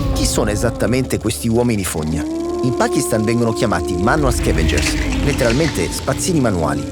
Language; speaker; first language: Italian; native; Italian